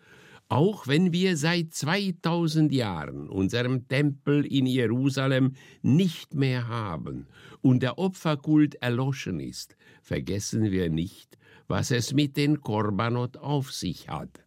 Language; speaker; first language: German; native; German